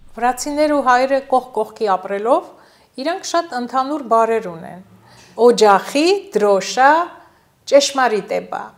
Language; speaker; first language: Armenian; non-native, local second language; Georgian